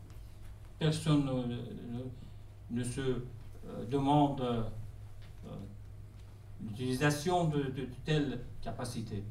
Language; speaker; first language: French; non-native, fluent; Persian